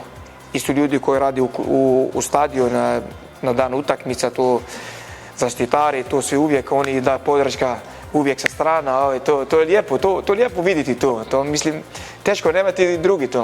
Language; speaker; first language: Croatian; non-native, learner; Arabic